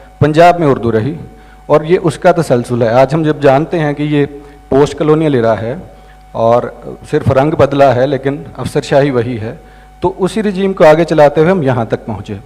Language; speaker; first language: Urdu; non-native, local second language; Punjabi